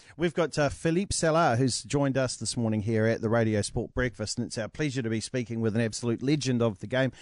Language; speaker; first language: English; native; English